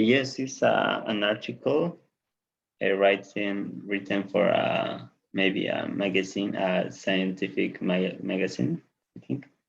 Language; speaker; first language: English; non-native, learner; Spanish